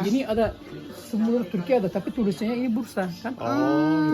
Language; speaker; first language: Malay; non-native, fluent; Turkish